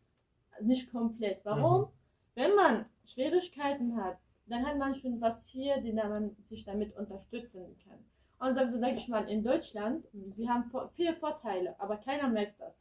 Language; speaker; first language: German; early bilingual, other home language; Kurdish